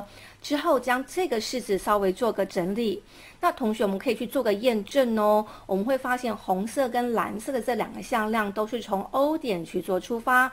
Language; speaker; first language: Chinese; native; Chinese